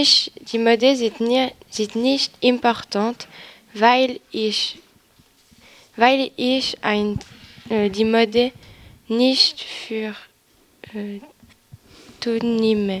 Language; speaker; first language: German; non-native, local second language; French